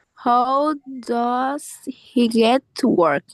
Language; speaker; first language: English; non-native, learner; Spanish